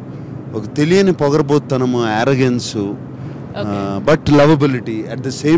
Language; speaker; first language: Telugu; native; Telugu